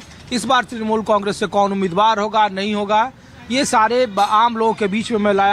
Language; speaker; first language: Hindi; native; Hindi